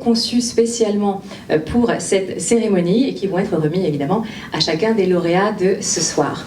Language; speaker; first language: French; native; French